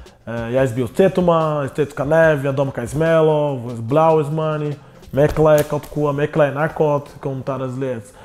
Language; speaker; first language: Latvian; non-native, learner; Portuguese